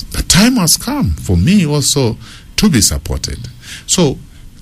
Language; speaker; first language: English; non-native, local second language; Bemba